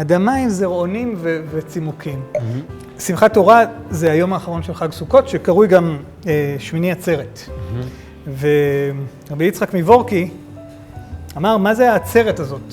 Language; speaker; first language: Hebrew; native; Hebrew